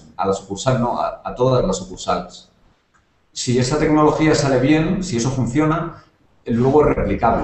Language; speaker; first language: Spanish; native; Spanish